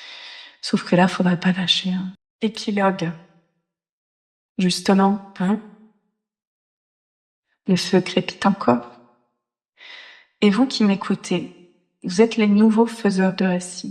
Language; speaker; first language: French; native; French